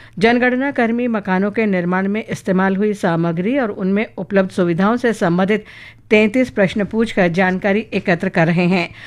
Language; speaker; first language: Hindi; native; Hindi